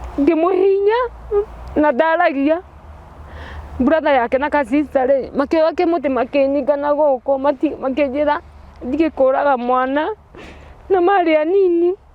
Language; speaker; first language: Kikuyu; non-native, local second language; Turkish